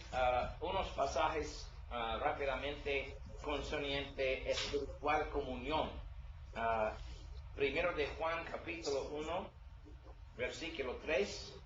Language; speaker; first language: Spanish; non-native, learner; English